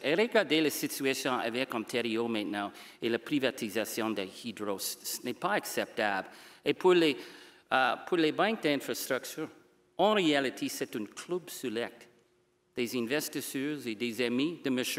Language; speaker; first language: French; non-native, fluent; English